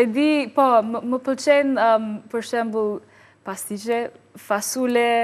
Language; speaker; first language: Albanian; non-native, learner; English